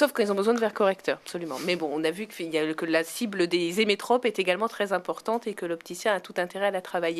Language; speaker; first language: French; native; French